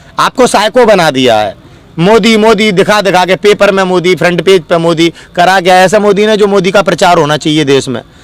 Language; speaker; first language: Hindi; native; Hindi